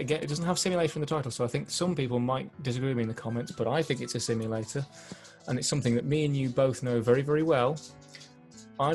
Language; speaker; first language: English; native; English